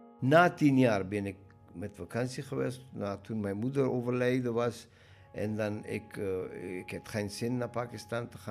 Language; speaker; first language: Dutch; non-native, learner; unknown